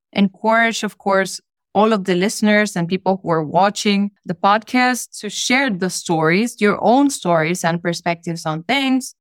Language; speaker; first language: English; non-native, fluent; Spanish